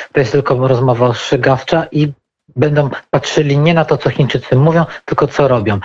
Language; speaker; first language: Polish; native; Polish